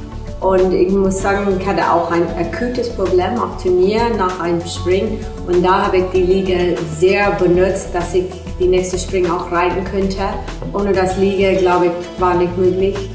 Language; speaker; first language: German; non-native, fluent; English